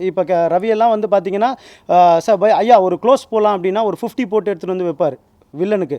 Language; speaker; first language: Tamil; native; Tamil